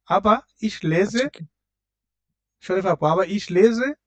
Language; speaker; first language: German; non-native, fluent; Bangla